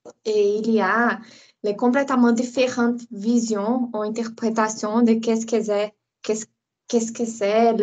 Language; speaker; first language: French; non-native, learner; Portuguese